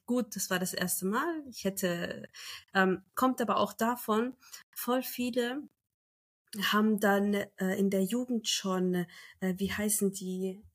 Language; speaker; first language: German; early bilingual, other home language; Turkish